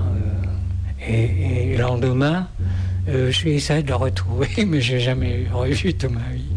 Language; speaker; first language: French; non-native, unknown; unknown